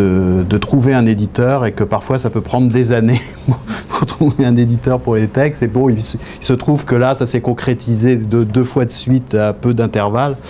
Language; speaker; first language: French; native; French